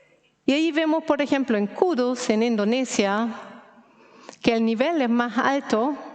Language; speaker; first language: Spanish; non-native, fluent; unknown